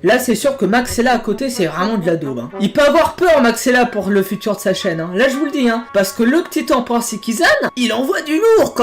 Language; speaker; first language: French; native; French